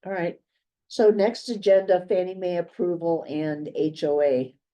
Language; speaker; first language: English; native; English